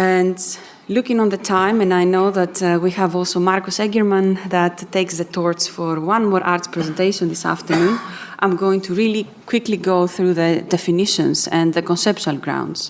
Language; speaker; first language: English; non-native, fluent; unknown